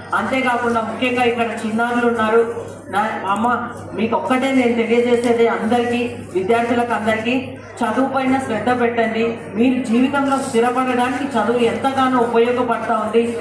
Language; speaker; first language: Telugu; native; Telugu